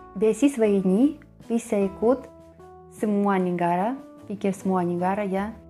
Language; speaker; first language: Indonesian; non-native, learner; Russian